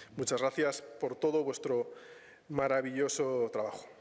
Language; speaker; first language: Spanish; native; Spanish